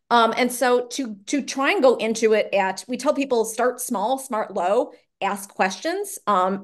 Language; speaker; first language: English; native; English